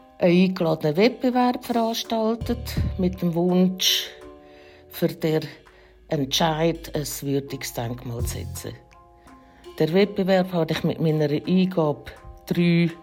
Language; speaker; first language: German; native; German